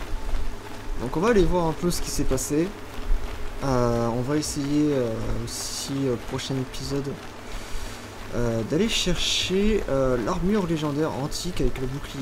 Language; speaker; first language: French; native; French